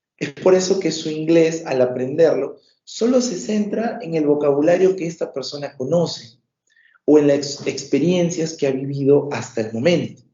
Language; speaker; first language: Spanish; native; Spanish